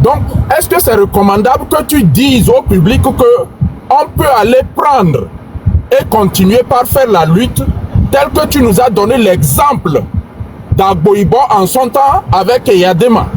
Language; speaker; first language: French; non-native, local second language; Ewe